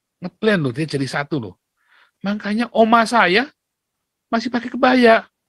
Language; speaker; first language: Indonesian; native; Indonesian